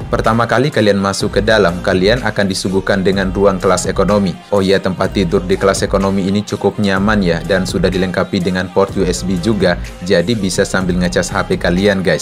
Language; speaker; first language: Indonesian; native; Indonesian